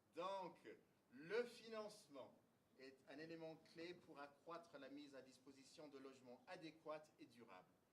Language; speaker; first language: French; non-native, fluent; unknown